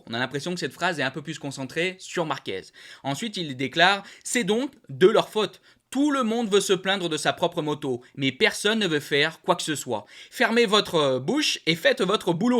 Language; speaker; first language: French; native; French